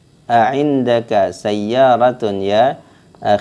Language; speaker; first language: Arabic; non-native, fluent; Indonesian